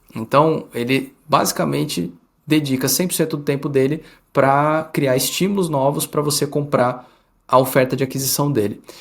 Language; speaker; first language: Portuguese; early bilingual, heritage; Portuguese